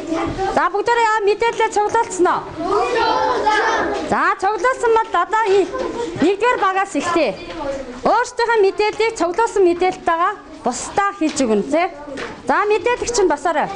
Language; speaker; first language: Mongolian; native; Mongolian